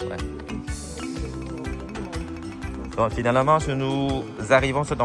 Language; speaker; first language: French; non-native, fluent; Vietnamese